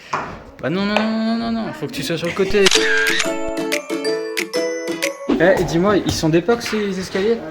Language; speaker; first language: French; native; French